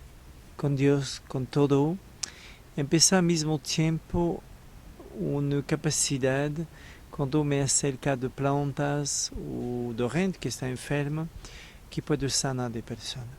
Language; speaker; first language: Spanish; non-native, learner; French